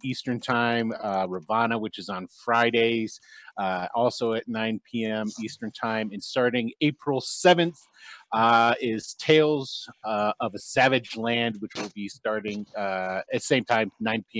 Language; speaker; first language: English; native; English